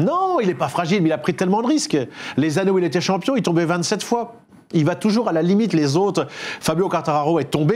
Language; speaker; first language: French; native; French